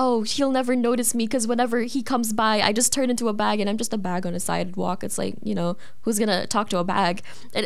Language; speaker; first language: English; non-native, local second language; Filipino